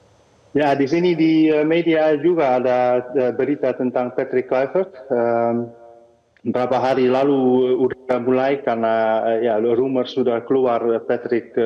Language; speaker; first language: Indonesian; non-native, fluent; Dutch